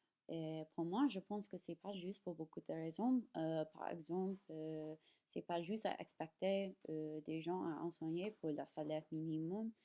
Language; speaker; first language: French; non-native, learner; English